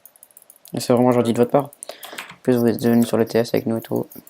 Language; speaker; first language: French; native; French